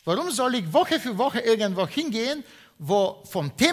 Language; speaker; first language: German; non-native, fluent; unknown